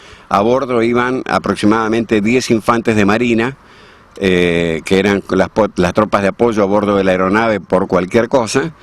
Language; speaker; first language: Spanish; native; Spanish